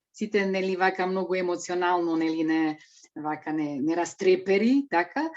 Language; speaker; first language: Macedonian; native; Macedonian